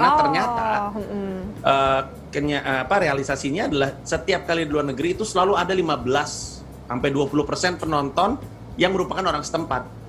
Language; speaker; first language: Indonesian; native; Indonesian